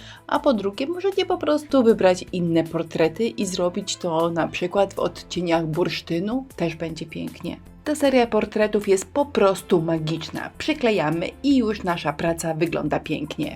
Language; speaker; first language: Polish; native; Polish